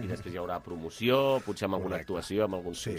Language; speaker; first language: Catalan; native; Catalan